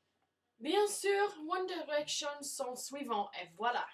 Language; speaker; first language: French; non-native, learner; English